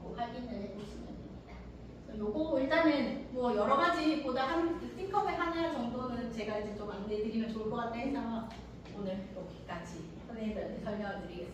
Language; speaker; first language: Korean; native; Korean